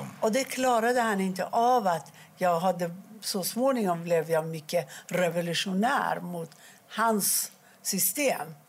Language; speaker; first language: Swedish; non-native, fluent; Persian